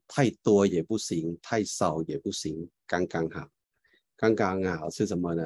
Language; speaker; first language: Chinese; non-native, fluent; Thai